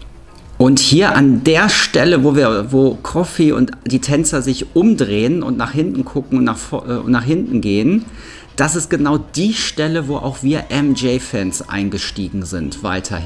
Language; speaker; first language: German; native; German